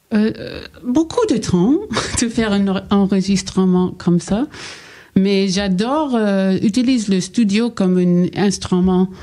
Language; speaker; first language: French; non-native, learner; English